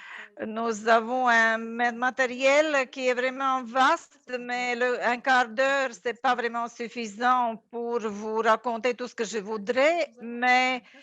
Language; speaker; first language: French; non-native, fluent; Latvian